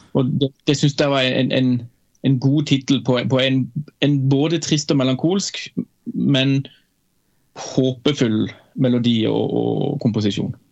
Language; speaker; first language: Norwegian; native; Norwegian